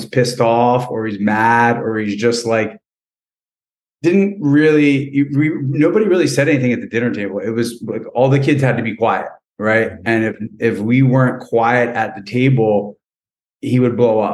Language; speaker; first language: English; native; English